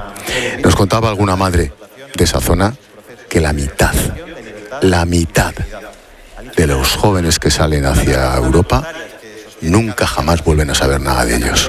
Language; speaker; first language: Spanish; native; Spanish